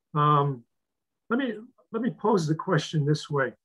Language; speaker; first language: English; native; English